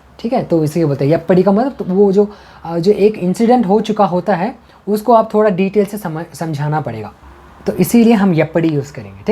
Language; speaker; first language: Hindi; non-native, local second language; Tamil